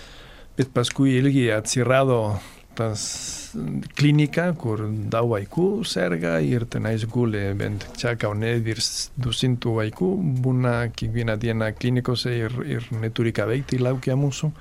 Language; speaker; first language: Lithuanian; non-native, fluent; Catalan